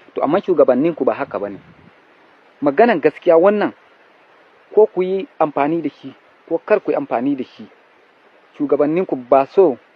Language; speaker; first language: Hausa; non-native, local second language; Fula